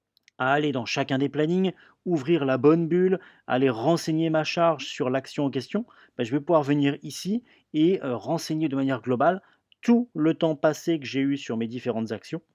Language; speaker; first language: French; native; French